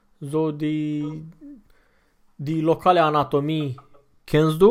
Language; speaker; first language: German; non-native, fluent; Romanian